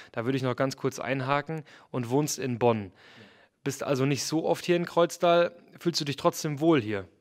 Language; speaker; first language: German; native; German